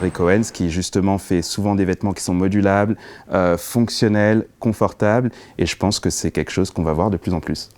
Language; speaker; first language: French; native; French